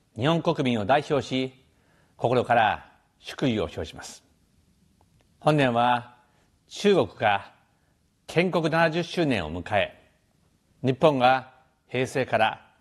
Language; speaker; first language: Japanese; native; Japanese